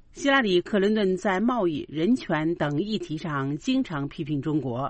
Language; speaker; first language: Chinese; native; Chinese